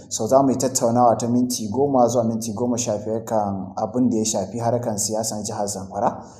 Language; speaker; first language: Hausa; native; Hausa